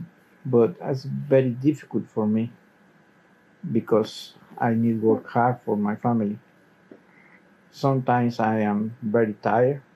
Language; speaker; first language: English; non-native, learner; Spanish